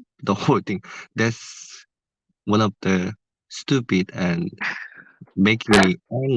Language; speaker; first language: English; non-native, learner; Korean